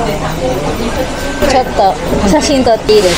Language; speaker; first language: Japanese; native; Japanese